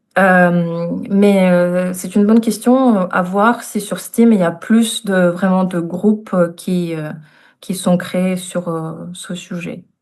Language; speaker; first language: French; non-native, fluent; Russian